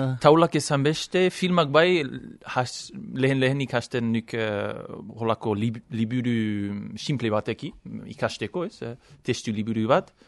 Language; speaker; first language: Basque; non-native, fluent; English